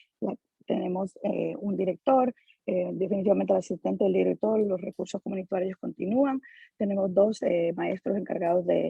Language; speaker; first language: Spanish; native; Spanish